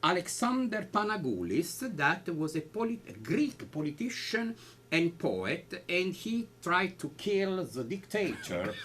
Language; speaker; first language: English; non-native, learner; Italian